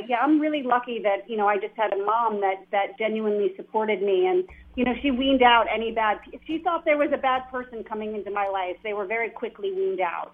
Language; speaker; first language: English; native; English